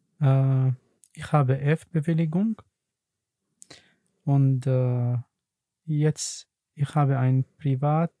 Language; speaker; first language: German; non-native, learner; Arabic